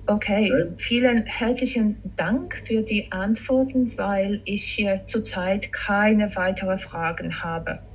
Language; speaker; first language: German; non-native, fluent; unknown